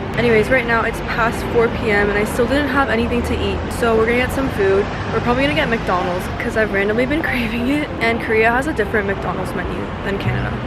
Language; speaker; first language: English; native; English